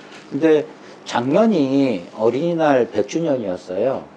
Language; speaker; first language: Korean; native; Korean